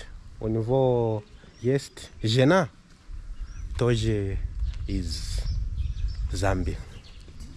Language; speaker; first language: Russian; non-native, learner; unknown